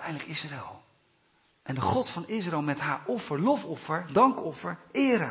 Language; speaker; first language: Dutch; native; Dutch